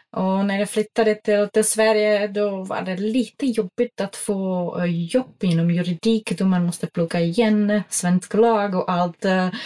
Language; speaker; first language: Swedish; non-native, fluent; Czech